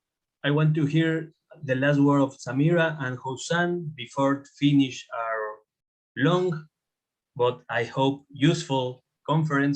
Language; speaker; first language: English; non-native, fluent; Spanish